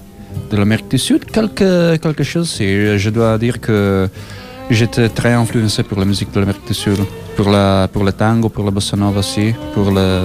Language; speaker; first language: French; non-native, fluent; Italian